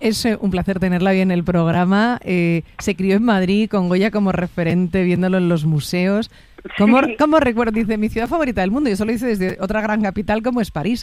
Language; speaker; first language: Spanish; native; Spanish